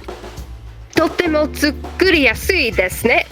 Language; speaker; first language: Japanese; non-native, learner; English